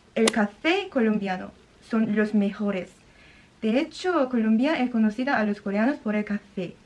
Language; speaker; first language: Spanish; non-native, fluent; Korean